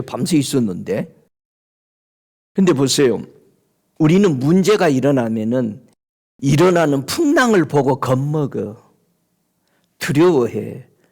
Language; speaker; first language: Korean; native; Korean